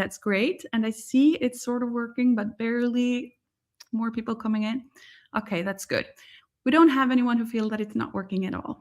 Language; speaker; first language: English; non-native, fluent; Swedish